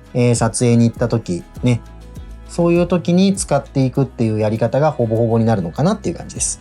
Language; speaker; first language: Japanese; native; Japanese